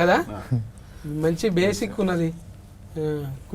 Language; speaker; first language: Telugu; native; Telugu